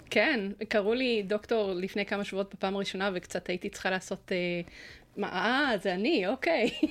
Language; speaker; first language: Hebrew; early bilingual, other home language; English